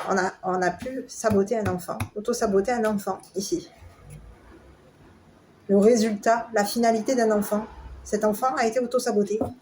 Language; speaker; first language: French; native; French